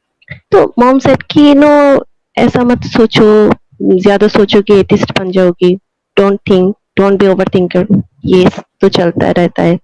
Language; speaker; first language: Hindi; non-native, local second language; Bangla